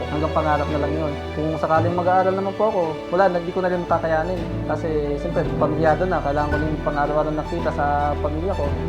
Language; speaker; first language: Filipino; native; Filipino